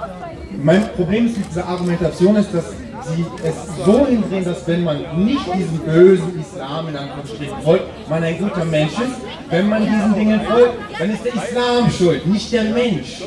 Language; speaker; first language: German; native; German